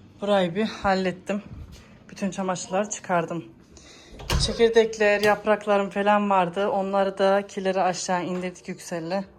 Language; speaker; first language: Turkish; early bilingual, heritage; Turkish